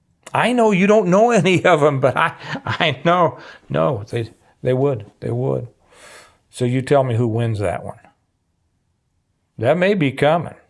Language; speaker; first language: English; native; English